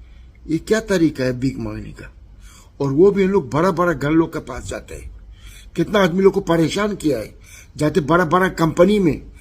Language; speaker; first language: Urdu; non-native, learner; Arabic